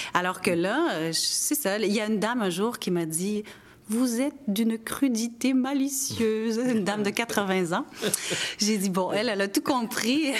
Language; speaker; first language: French; native; French